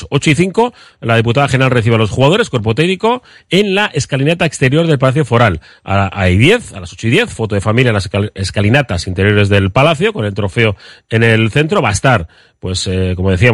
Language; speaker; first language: Spanish; native; Spanish